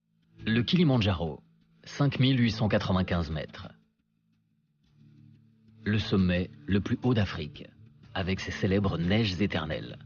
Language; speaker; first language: French; native; French